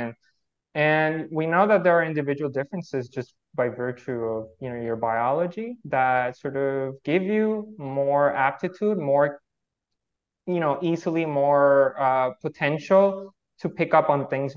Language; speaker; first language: English; non-native, fluent; Spanish